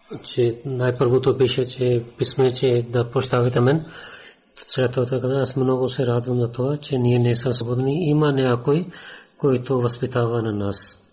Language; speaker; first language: Bulgarian; non-native, learner; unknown